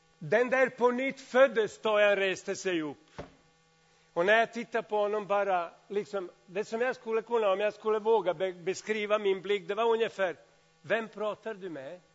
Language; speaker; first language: Swedish; non-native, fluent; Serbian